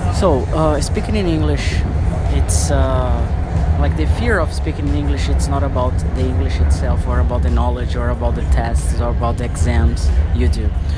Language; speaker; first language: English; non-native, fluent; Portuguese